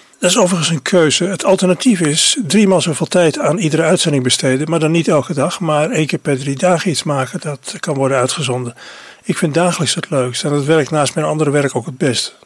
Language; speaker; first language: Dutch; native; Dutch